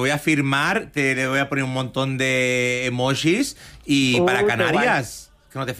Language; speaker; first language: Spanish; native; Spanish